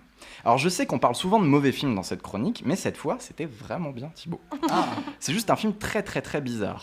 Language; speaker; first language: French; native; French